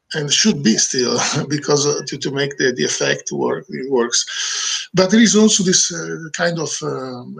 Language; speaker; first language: English; non-native, learner; Italian